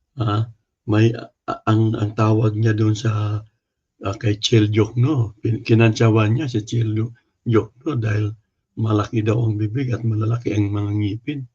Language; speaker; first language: Filipino; non-native, local second language; Cebuano